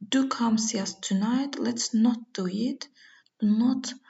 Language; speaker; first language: English; non-native, fluent; Azerbaijani